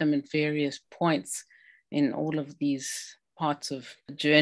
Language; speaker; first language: English; native; English